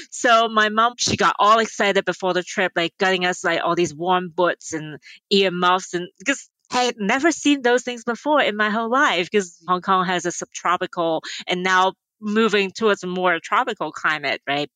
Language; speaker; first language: English; non-native, local second language; Cantonese